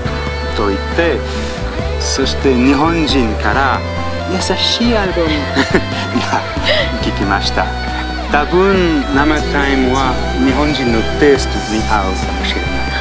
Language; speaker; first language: Japanese; non-native, learner; French